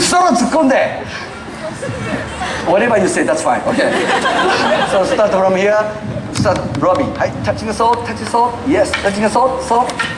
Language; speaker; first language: English; non-native, fluent; Japanese